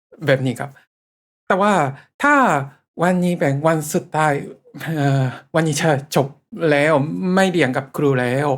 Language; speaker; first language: Thai; non-native, fluent; Japanese